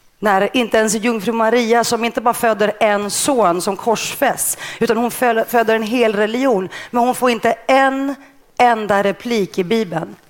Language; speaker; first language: Swedish; early bilingual, other home language; Greek